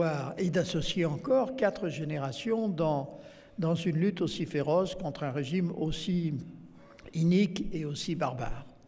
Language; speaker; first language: French; native; French